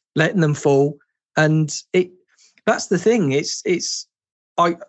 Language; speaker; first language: English; native; English